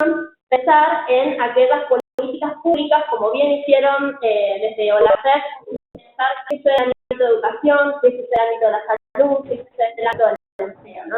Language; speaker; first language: Spanish; native; Spanish